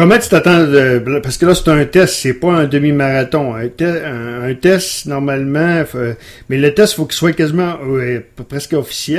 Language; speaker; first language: French; native; French